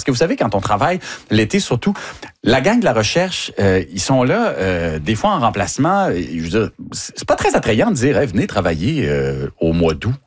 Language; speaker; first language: French; native; French